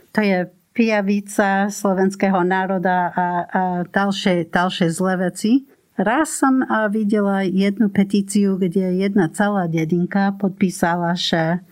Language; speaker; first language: Slovak; non-native, fluent; English